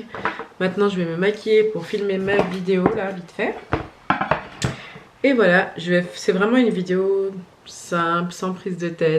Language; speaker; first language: French; native; French